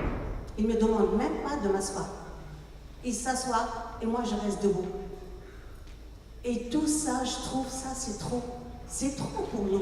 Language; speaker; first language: French; non-native, local second language; Arabic